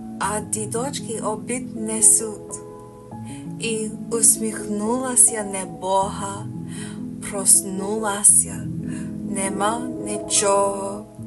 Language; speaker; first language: Ukrainian; non-native, learner; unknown